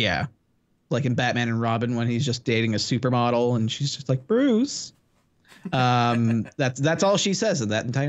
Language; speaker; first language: English; native; English